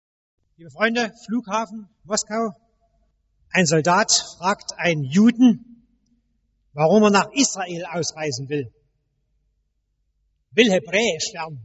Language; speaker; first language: German; native; German